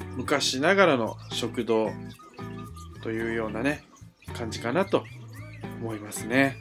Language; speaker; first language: Japanese; native; Japanese